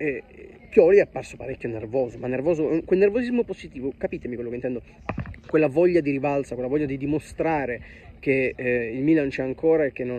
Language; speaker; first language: Italian; native; Italian